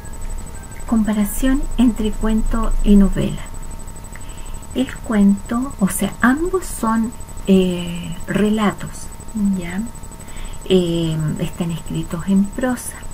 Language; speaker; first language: Spanish; native; Spanish